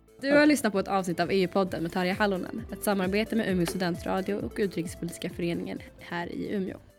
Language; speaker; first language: Swedish; native; Swedish